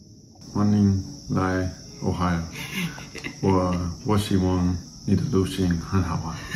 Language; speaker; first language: Chinese; non-native, learner; English